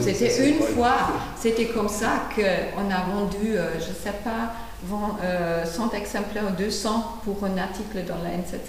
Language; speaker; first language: French; non-native, fluent; German